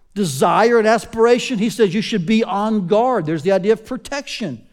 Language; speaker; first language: English; native; English